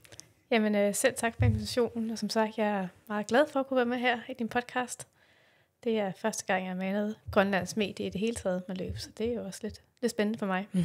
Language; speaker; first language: Danish; native; Danish